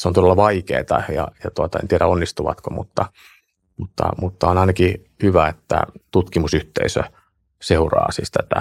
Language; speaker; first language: Finnish; native; Finnish